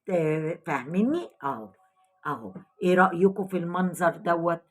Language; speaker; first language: Arabic; native; Arabic